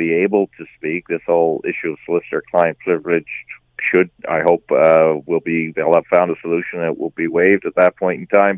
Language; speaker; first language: English; native; English